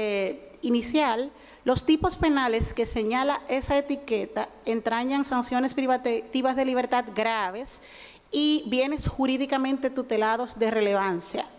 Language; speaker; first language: Spanish; native; Spanish